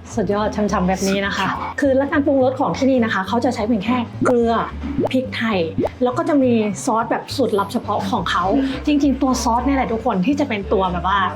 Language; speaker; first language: Thai; native; Thai